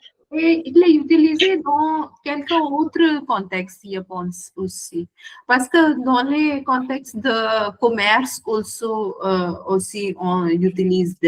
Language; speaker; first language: French; non-native, learner; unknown